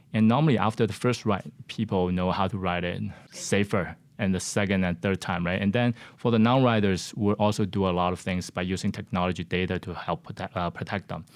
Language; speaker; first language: English; non-native, fluent; Chinese